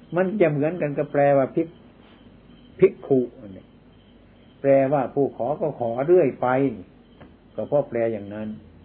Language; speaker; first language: Thai; non-native, local second language; Lao